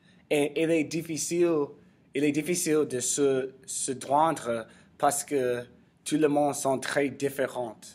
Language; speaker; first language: French; non-native, learner; English